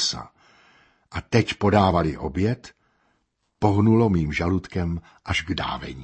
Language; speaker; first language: Czech; native; Czech